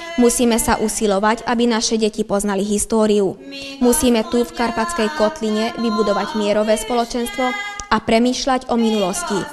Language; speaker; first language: Slovak; non-native, local second language; Hungarian